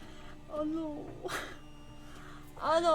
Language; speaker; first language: French; native; French